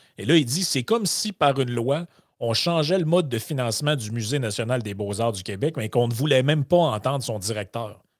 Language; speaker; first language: French; native; French